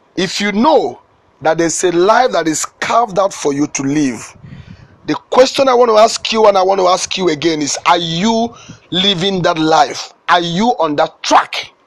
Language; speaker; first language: English; non-native, local second language; Igbo